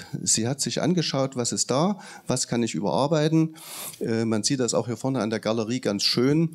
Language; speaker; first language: German; native; German